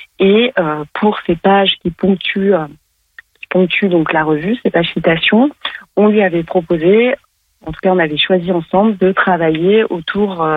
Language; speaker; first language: French; native; French